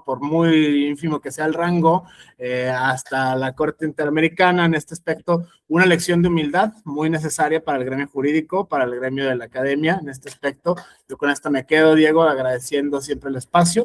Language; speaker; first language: Spanish; native; Spanish